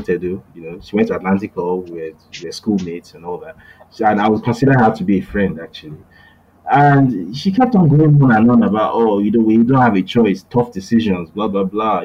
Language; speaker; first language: English; non-native, local second language; Yoruba